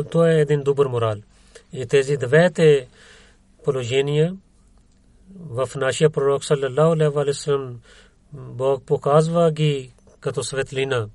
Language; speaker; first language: Bulgarian; non-native, learner; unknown